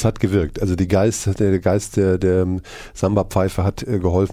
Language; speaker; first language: German; native; German